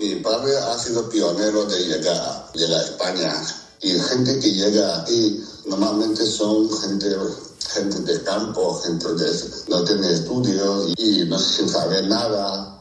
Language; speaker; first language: Spanish; non-native, fluent; Chinese